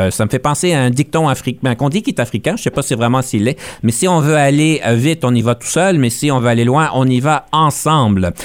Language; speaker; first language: French; native; French